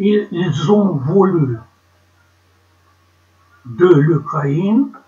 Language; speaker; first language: French; non-native, learner; Ukrainian